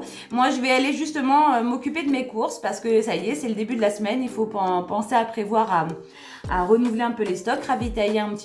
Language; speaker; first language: French; native; French